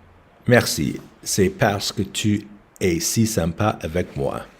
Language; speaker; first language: French; non-native, learner; English